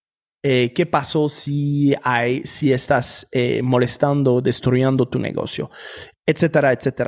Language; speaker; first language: Spanish; non-native, fluent; French